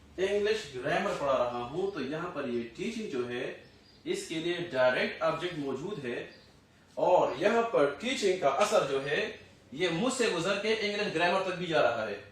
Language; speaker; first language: Urdu; non-native, local second language; Pashto